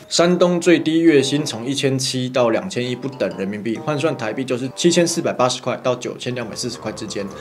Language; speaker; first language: Chinese; native; Chinese